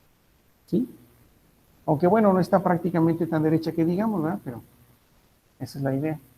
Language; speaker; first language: Spanish; native; Spanish